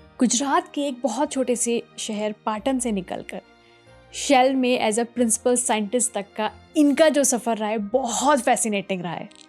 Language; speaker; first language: Hindi; native; Hindi